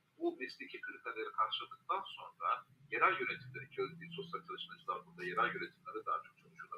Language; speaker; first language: Turkish; native; Turkish